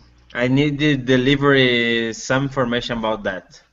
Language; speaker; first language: English; non-native, learner; Portuguese